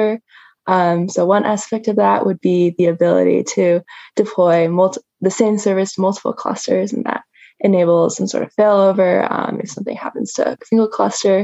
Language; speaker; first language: English; native; English